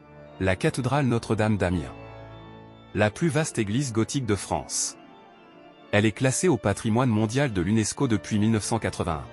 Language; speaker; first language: French; native; French